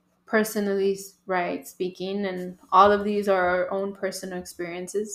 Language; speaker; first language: English; early bilingual, other home language; Spanish